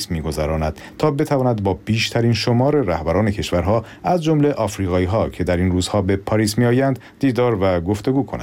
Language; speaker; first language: Persian; native; Persian